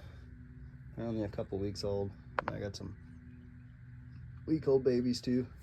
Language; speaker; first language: English; native; English